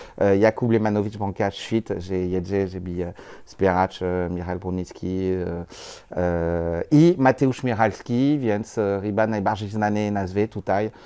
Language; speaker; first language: Polish; non-native, learner; French